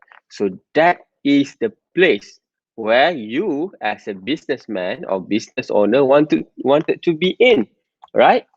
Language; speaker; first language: English; non-native, local second language; Malay